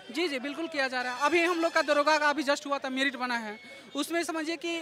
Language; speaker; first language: Hindi; native; Hindi